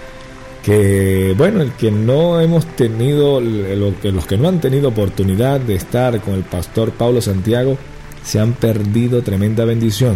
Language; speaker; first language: Spanish; native; Spanish